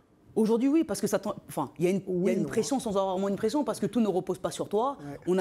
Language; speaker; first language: French; native; French